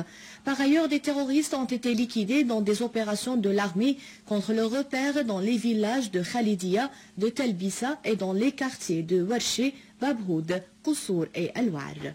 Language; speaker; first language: French; non-native, fluent; Arabic